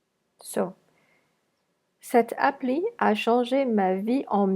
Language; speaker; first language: French; non-native, fluent; English